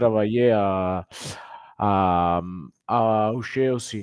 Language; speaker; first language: French; non-native, fluent; Italian